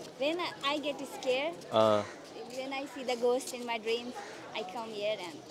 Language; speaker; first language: English; non-native, local second language; Nepali